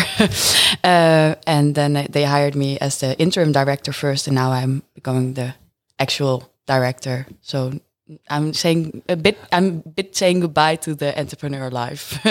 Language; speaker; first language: English; non-native, fluent; Dutch